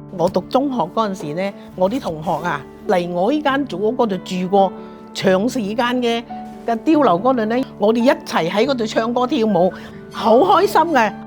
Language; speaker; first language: Cantonese; non-native, local second language; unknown